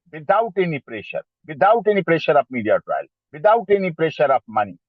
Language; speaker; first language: English; non-native, local second language; Hindi